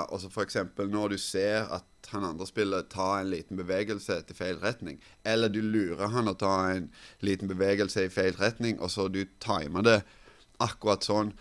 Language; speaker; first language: Norwegian; non-native, fluent; Finnish